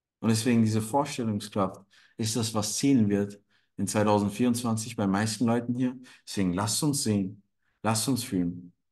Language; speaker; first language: German; non-native, fluent; Turkish